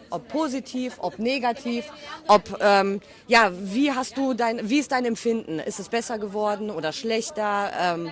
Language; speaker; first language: German; native; German